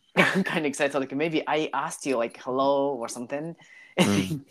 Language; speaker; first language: English; non-native, learner; Japanese